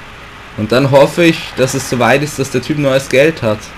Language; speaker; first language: German; native; German